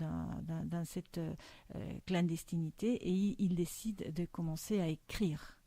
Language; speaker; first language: French; non-native, fluent; Spanish